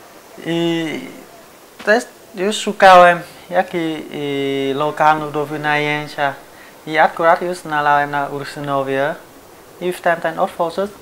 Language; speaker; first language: Polish; non-native, learner; Vietnamese